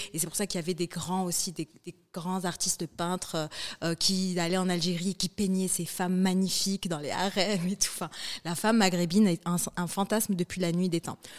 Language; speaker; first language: French; early bilingual, other home language; Arabic